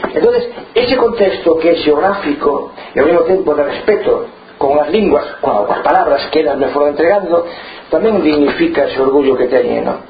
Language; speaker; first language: Galician; non-native, local second language; Spanish